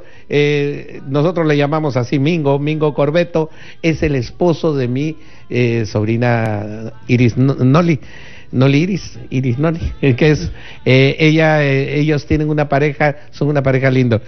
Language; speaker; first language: Spanish; native; Spanish